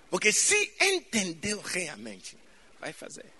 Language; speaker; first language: Portuguese; non-native, fluent; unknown